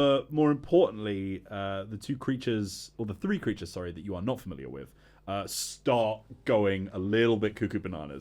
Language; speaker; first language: English; native; English